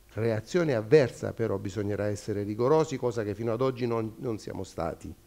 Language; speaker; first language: Italian; native; Italian